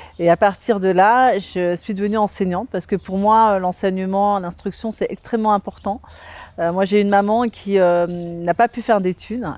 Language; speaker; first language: French; native; French